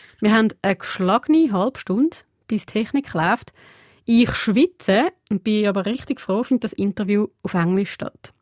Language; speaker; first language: German; early bilingual, other home language; Portuguese